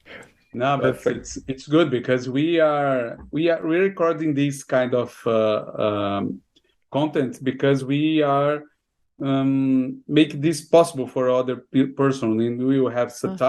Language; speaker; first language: English; non-native, fluent; Portuguese